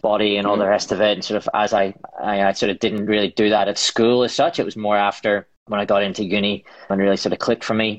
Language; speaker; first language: English; native; English